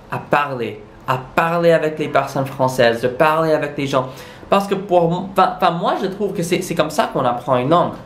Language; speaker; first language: French; non-native, local second language; English